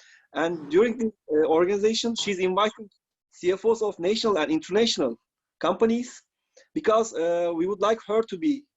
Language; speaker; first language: English; non-native, fluent; Turkish